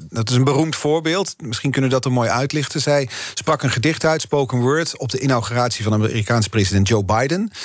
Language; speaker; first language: Dutch; native; Dutch